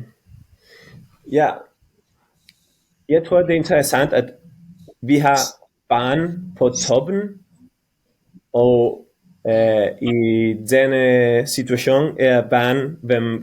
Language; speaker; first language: Danish; non-native, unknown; Catalan